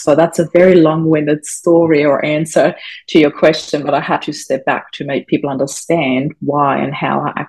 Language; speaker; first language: English; non-native, fluent; German